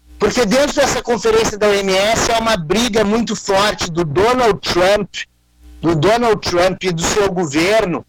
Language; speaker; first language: Portuguese; native; Portuguese